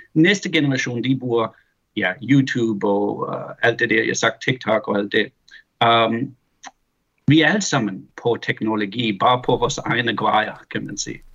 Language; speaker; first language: Danish; early bilingual, heritage; Danish